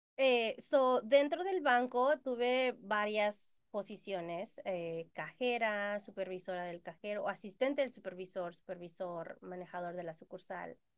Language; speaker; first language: Spanish; native; Spanish